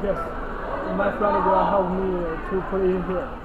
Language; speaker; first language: English; non-native, learner; Chinese